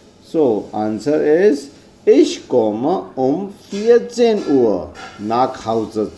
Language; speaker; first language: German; non-native, fluent; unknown